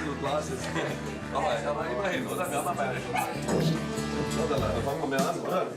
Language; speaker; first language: German; native; German